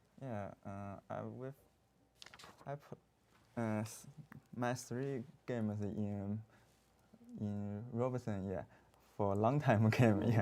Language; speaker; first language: English; non-native, learner; Chinese